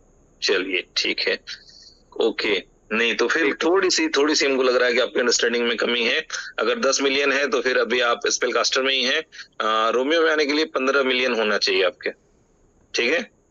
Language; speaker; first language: Hindi; native; Hindi